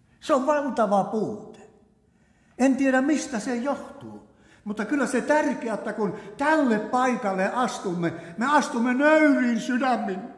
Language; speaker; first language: Finnish; native; Finnish